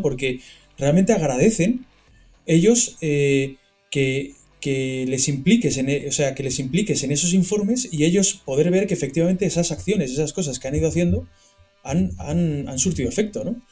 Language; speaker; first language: Spanish; native; Spanish